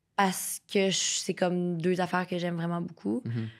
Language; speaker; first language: French; native; French